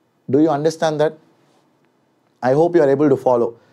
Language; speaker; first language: English; non-native, local second language; Tamil